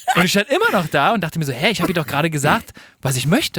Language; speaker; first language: German; native; German